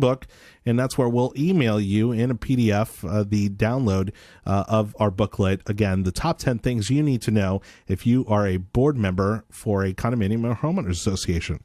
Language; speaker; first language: English; native; English